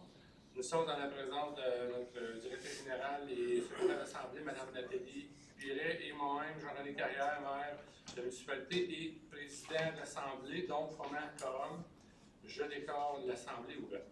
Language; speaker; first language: French; native; French